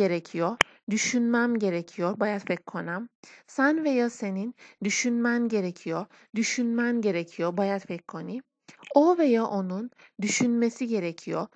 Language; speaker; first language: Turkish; non-native, fluent; Persian